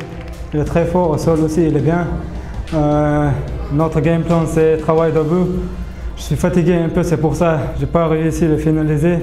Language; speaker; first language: French; non-native, learner; Chechen